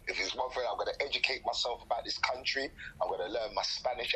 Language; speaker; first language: English; native; English